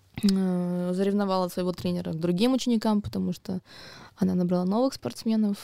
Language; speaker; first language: Russian; native; Russian